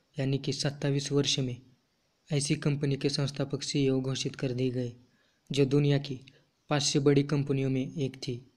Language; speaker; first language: Hindi; non-native, local second language; Marathi